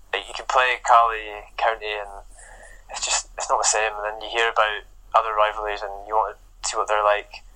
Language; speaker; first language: English; native; English